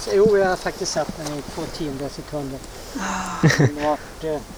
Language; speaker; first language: Swedish; non-native, fluent; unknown